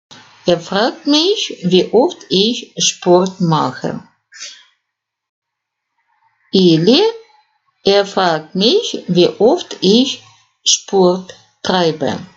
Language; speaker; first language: German; non-native, fluent; Russian